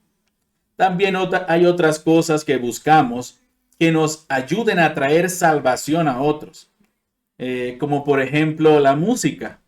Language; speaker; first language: Spanish; non-native, fluent; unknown